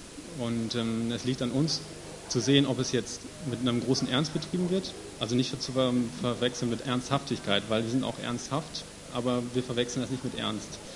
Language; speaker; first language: German; native; German